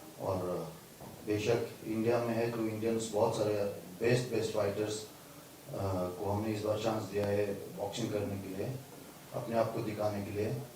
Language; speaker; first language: Hindi; non-native, fluent; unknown